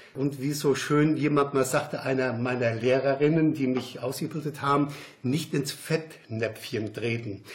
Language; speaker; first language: German; native; German